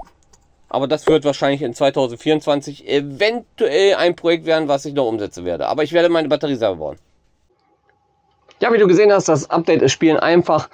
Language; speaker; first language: German; native; German